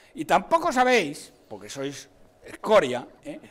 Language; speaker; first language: Spanish; native; Spanish